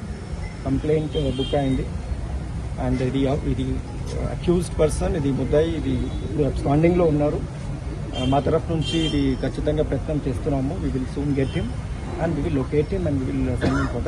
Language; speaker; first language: Telugu; non-native, learner; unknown